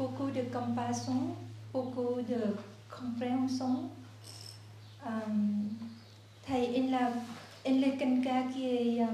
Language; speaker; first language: French; non-native, learner; Vietnamese